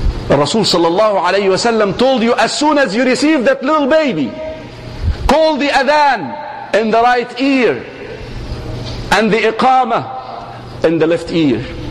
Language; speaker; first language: English; non-native, fluent; Arabic